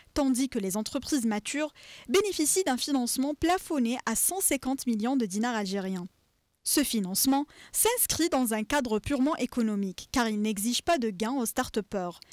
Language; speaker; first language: French; non-native, local second language; Arabic